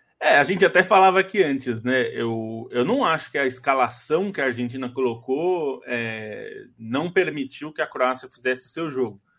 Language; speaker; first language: Portuguese; native; Portuguese